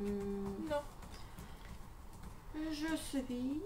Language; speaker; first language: French; non-native, learner; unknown